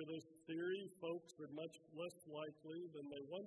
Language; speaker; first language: English; native; English